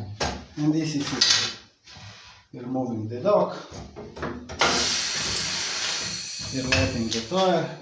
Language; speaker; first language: English; non-native, learner; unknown